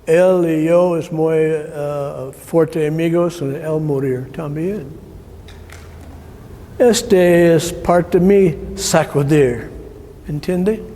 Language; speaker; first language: Spanish; non-native, learner; English